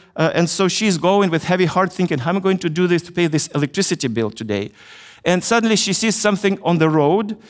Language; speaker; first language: English; non-native, fluent; Russian